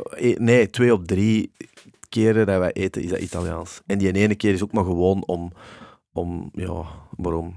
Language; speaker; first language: Dutch; native; Dutch